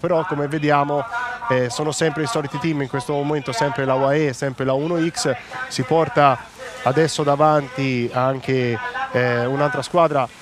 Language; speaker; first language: Italian; native; Italian